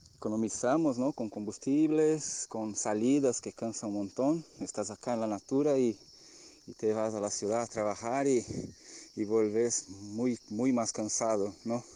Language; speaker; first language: Spanish; non-native, fluent; Portuguese